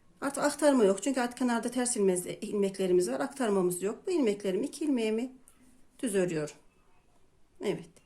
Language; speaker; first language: Turkish; native; Turkish